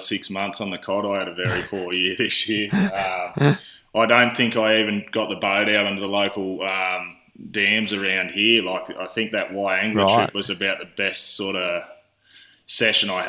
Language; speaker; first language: English; native; English